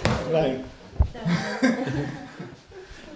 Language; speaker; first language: German; native; German